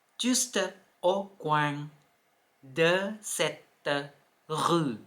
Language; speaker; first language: French; non-native, fluent; Thai